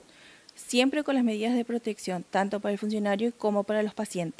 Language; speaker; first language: Spanish; native; Spanish